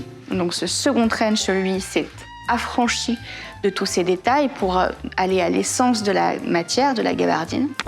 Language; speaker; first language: French; native; French